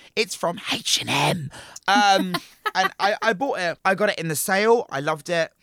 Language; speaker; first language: English; native; English